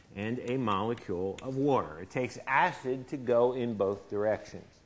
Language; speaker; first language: English; native; English